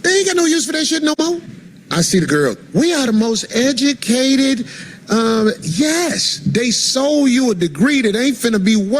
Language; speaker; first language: English; native; English